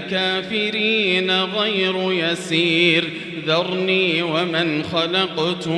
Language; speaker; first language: Arabic; native; Arabic